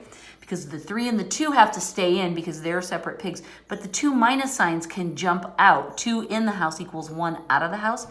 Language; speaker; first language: English; native; English